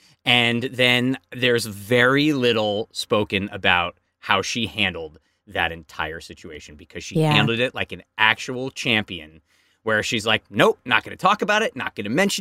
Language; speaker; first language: English; native; English